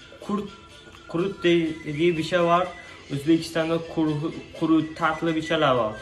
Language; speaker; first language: Turkish; non-native, learner; Uzbek